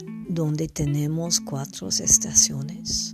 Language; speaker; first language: Spanish; non-native, fluent; English